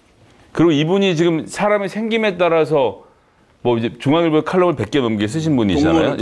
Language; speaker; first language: Korean; native; Korean